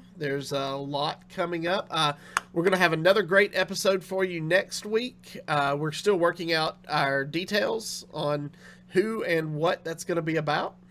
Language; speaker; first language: English; native; English